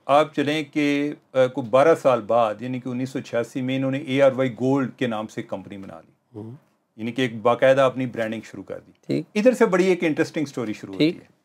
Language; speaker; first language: Urdu; native; Urdu